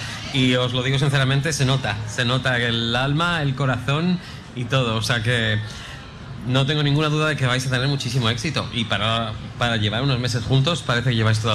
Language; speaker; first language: Spanish; native; Spanish